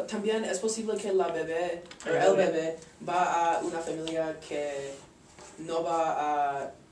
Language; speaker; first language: Spanish; non-native, learner; English